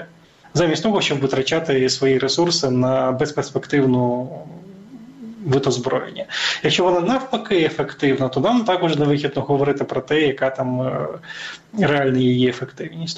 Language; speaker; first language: Ukrainian; native; Ukrainian